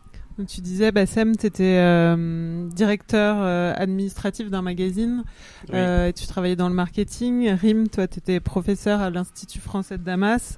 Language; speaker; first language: French; native; French